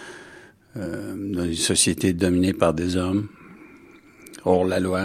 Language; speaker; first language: French; non-native, fluent; English